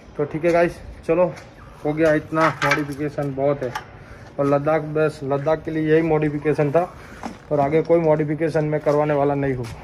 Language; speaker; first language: Hindi; non-native, local second language; Gujarati